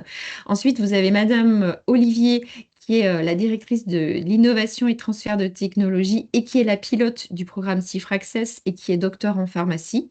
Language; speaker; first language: French; native; French